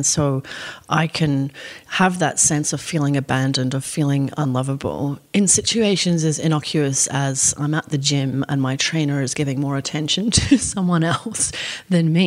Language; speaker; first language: English; native; English